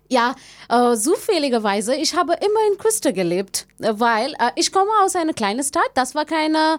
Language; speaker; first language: German; non-native, fluent; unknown